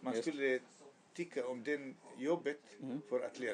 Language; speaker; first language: Swedish; non-native, learner; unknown